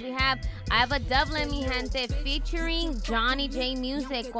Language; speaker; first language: English; early bilingual, other home language; Spanish